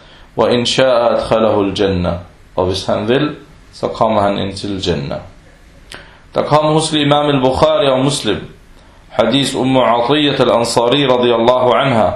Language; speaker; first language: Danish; early bilingual, other home language; Arabic